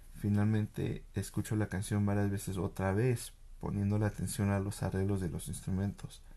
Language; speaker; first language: Spanish; early bilingual, heritage; Spanish